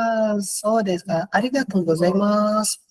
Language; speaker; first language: Japanese; non-native, learner; Indonesian